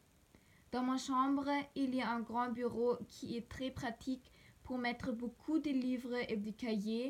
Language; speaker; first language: French; non-native, learner; German